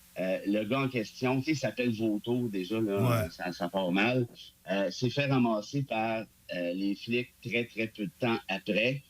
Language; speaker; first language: French; native; French